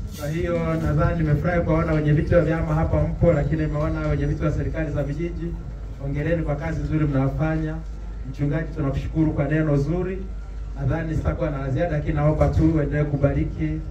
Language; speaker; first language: Swahili; native; Swahili